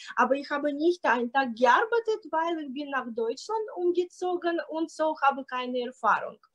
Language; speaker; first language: German; non-native, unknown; Russian